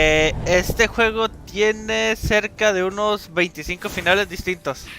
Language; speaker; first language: Spanish; native; Spanish